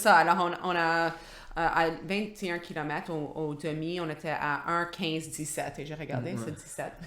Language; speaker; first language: French; non-native, local second language; English